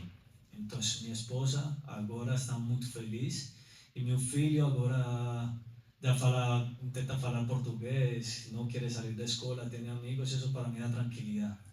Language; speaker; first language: Portuguese; non-native, learner; Spanish